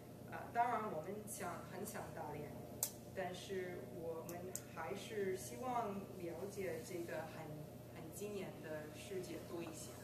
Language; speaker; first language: Chinese; non-native, fluent; English